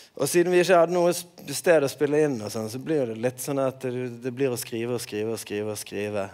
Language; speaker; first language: Norwegian; native; Norwegian